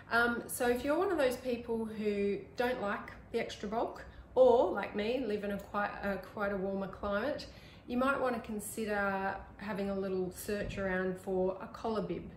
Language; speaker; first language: English; native; English